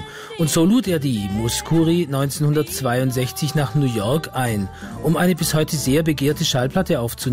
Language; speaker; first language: German; native; German